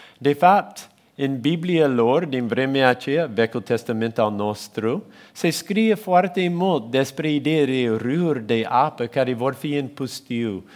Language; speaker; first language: Romanian; non-native, fluent; English